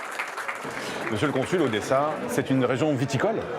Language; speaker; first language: French; native; French